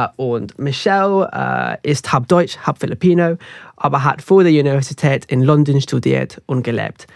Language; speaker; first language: German; non-native, fluent; English